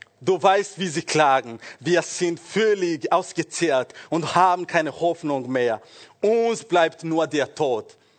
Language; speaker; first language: German; non-native, fluent; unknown